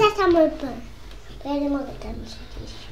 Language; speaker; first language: Polish; early bilingual, heritage; Polish